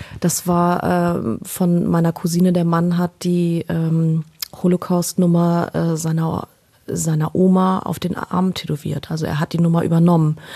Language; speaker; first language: German; native; German